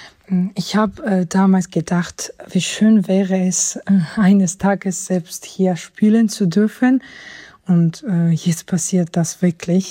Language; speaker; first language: German; non-native, fluent; Georgian